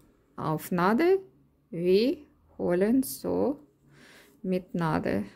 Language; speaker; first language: German; non-native, learner; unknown